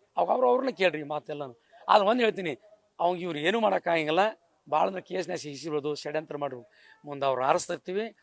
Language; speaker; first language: Kannada; non-native, local second language; Lambadi